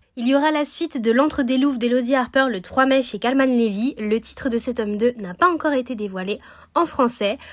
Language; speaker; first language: French; native; French